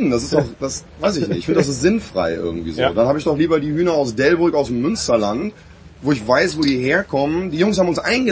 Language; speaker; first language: German; native; German